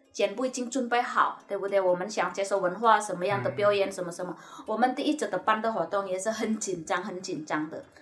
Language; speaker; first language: Chinese; non-native, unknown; Indonesian